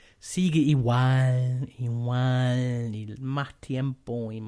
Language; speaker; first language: Spanish; non-native, fluent; German